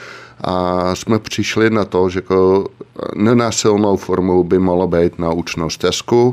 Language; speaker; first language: Czech; non-native, fluent; Dutch